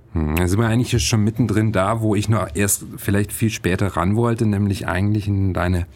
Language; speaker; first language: German; native; German